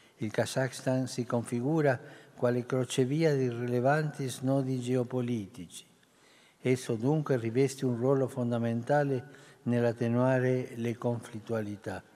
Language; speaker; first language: Italian; early bilingual, heritage; Spanish